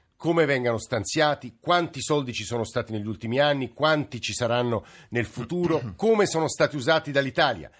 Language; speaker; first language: Italian; native; Italian